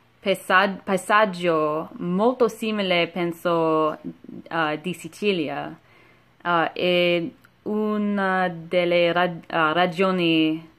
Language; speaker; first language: Italian; non-native, learner; English